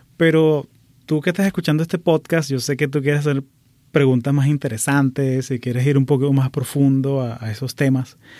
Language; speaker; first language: Spanish; native; Spanish